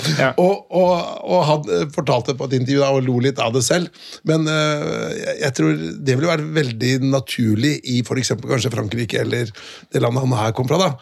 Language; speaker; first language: Norwegian; native; Norwegian